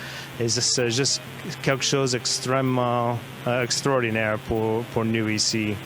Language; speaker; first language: French; non-native, learner; English